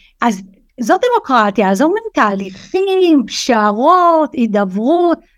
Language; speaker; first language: Hebrew; early bilingual, other home language; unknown